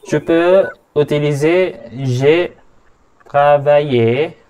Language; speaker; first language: French; non-native, fluent; Indonesian